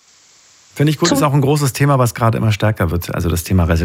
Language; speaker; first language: German; native; German